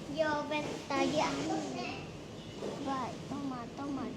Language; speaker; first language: Finnish; early bilingual, other home language; Vietnamese